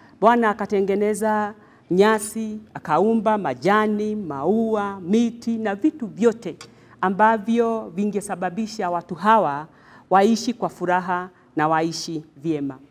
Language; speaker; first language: Swahili; non-native, local second language; Kikuyu